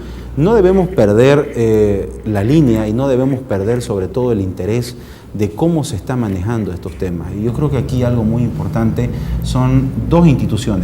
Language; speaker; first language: Spanish; native; Spanish